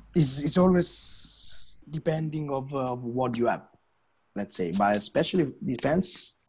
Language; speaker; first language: English; non-native, fluent; Italian